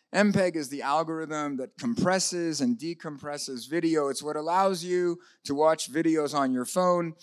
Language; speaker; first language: English; native; English